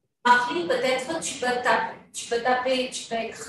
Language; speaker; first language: French; non-native, fluent; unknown